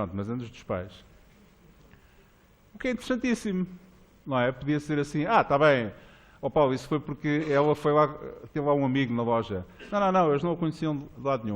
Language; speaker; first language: Portuguese; native; Portuguese